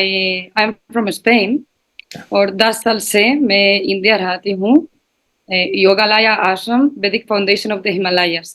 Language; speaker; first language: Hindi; non-native, learner; Spanish